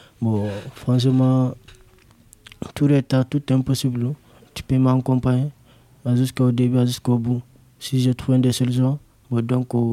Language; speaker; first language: French; non-native, local second language; Soninke